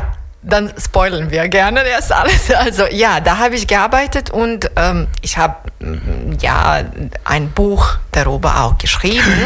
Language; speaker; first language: German; non-native, fluent; Serbian